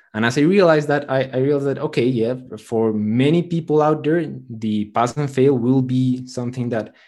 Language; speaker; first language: English; non-native, fluent; Spanish